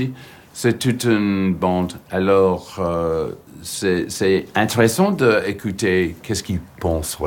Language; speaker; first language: French; non-native, fluent; English